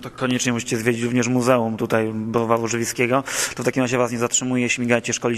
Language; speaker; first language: Polish; native; Polish